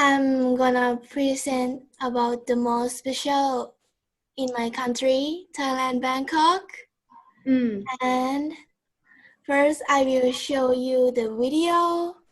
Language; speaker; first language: English; non-native, learner; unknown